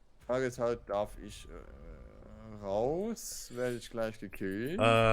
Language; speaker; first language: German; native; German